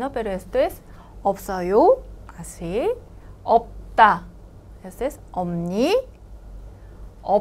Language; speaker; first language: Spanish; non-native, learner; Korean